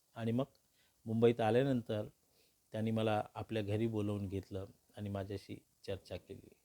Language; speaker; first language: Marathi; non-native, local second language; Hindi